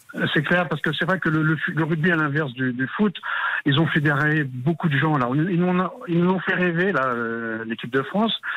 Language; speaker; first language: French; native; French